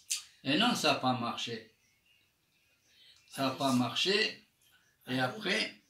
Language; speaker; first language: French; non-native, fluent; Armenian